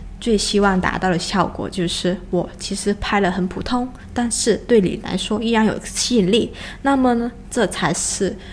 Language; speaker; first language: Chinese; non-native, local second language; Cantonese